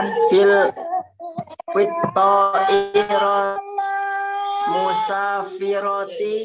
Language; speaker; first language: Arabic; non-native, learner; Indonesian